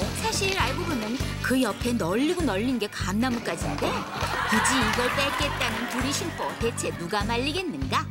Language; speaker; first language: Korean; native; Korean